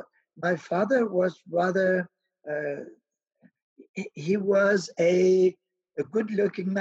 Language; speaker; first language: English; non-native, fluent; French